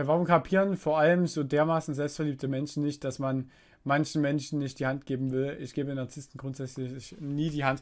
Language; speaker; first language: German; native; German